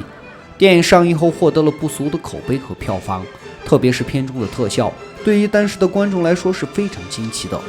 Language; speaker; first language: Chinese; native; Chinese